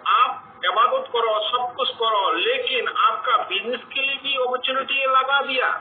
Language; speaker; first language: Hindi; non-native, fluent; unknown